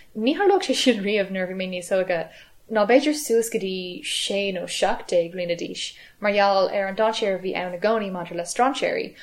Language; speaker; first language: Irish; non-native, local second language; English